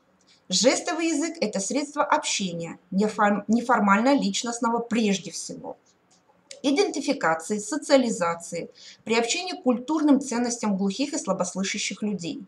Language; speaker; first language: Russian; native; Russian